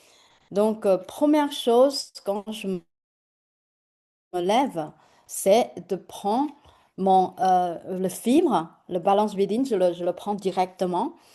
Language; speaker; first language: French; non-native, fluent; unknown